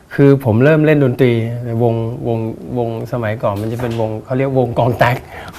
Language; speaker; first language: Thai; native; Thai